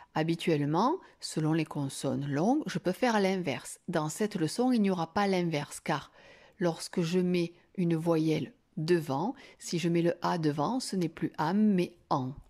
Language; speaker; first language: French; native; French